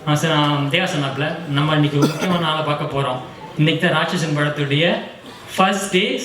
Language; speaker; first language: Tamil; native; Tamil